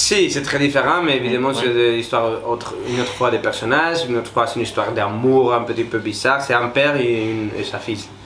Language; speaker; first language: French; non-native, fluent; Spanish